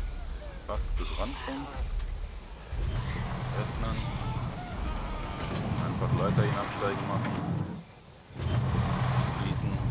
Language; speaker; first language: German; native; German